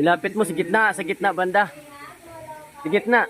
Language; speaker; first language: Filipino; native; Filipino